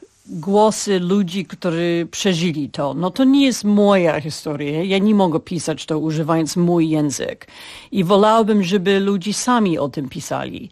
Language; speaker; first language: Polish; non-native, fluent; English